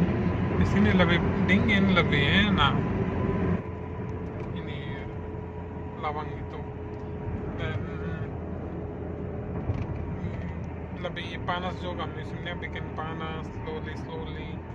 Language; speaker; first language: Indonesian; non-native, learner; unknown